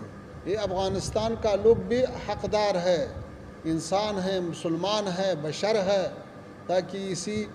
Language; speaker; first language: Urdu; non-native, fluent; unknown